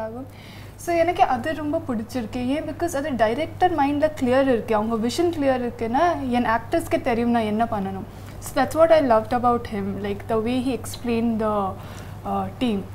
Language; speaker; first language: Tamil; non-native, learner; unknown